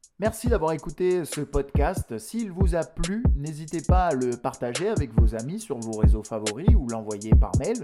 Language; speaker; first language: French; native; French